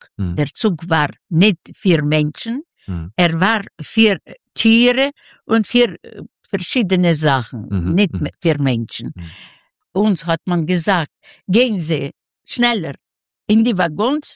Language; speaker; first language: German; non-native, fluent; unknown